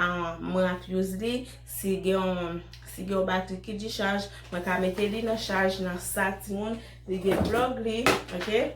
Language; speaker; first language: French; non-native, learner; Haitian Creole